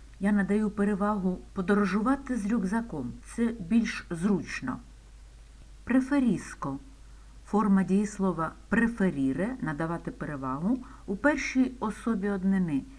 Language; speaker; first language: Ukrainian; native; Ukrainian